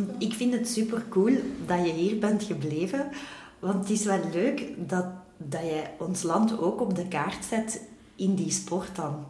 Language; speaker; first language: Dutch; native; Dutch